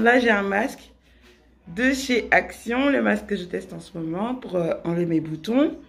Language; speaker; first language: French; native; French